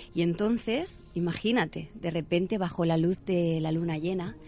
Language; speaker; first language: Spanish; native; Spanish